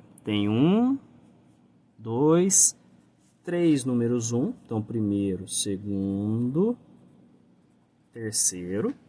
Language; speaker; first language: Portuguese; native; Portuguese